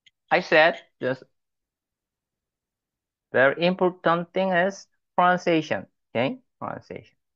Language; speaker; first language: English; non-native, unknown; Korean